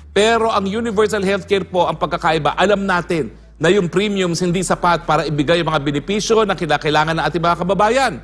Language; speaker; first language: Filipino; native; Filipino